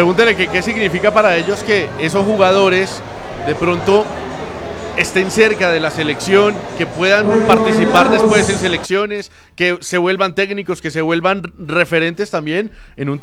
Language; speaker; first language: Spanish; native; Spanish